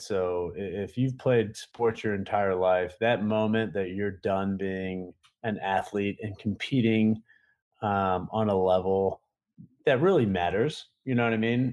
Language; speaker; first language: English; native; English